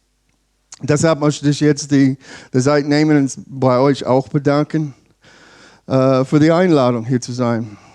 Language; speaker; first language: German; non-native, learner; English